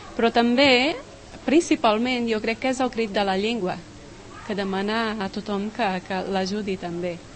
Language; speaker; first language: Catalan; non-native, fluent; Portuguese